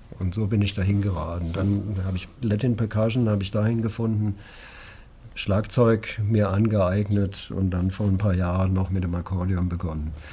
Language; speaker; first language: German; native; German